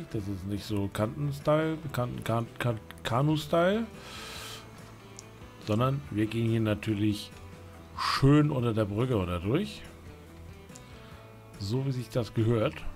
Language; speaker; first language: German; native; German